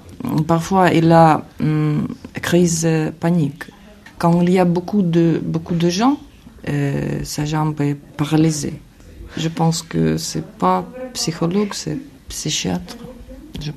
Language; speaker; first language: French; non-native, learner; Ukrainian